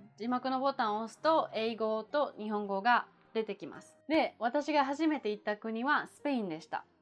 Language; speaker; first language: Japanese; native; Japanese